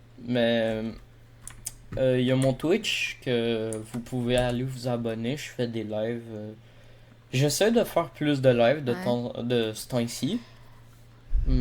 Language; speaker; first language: French; native; French